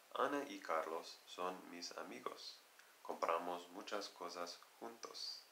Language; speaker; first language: Spanish; non-native, learner; English